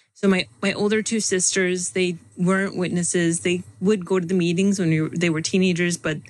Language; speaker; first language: English; native; English